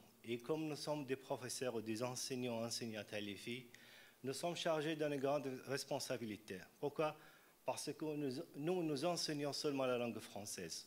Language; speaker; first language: French; non-native, fluent; Arabic